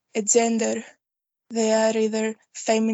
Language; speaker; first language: English; non-native, fluent; Greek